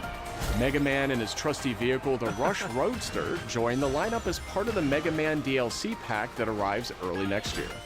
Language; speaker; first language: English; native; English